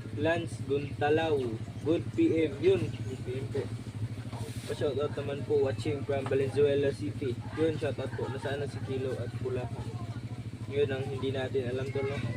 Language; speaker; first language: Filipino; non-native, local second language; Cebuano